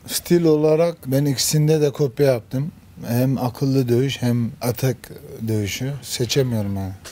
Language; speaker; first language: Turkish; early bilingual, heritage; Turkish